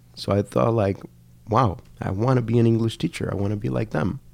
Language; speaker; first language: English; non-native, fluent; Spanish